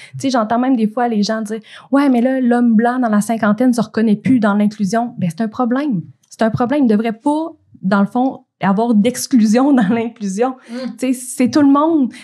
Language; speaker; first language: French; native; French